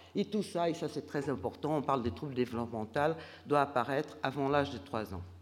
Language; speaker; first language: French; non-native, fluent; Portuguese